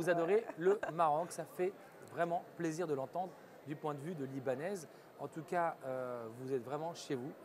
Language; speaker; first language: French; non-native, local second language; Arabic